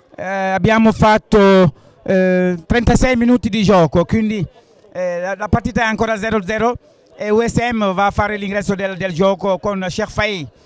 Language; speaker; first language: Italian; non-native, fluent; Wolof